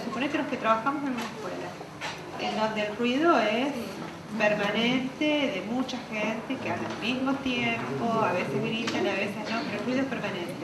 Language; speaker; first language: Spanish; native; Spanish